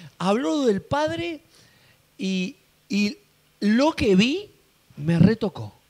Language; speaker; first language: Spanish; native; Spanish